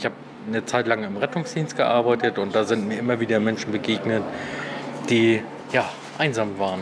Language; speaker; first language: German; native; German